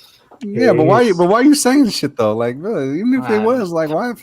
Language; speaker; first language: English; native; English